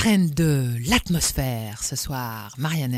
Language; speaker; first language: French; native; French